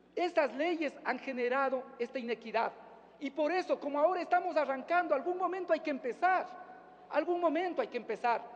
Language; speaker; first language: Spanish; native; Spanish